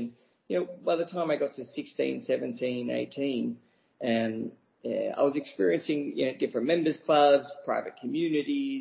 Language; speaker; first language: English; native; English